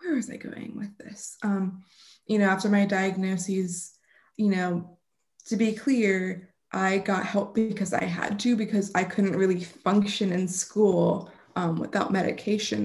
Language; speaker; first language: English; native; English